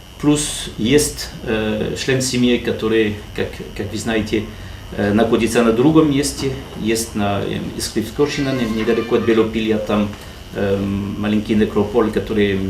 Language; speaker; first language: Russian; non-native, learner; French